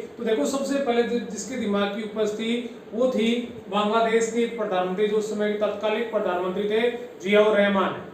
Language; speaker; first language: Hindi; native; Hindi